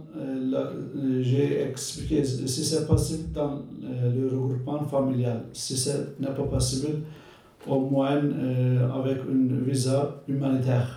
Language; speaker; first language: French; non-native, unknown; Turkish